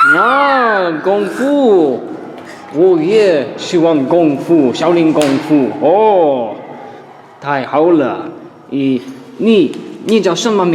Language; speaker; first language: Chinese; non-native, learner; English